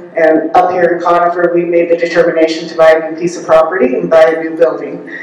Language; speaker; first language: English; native; English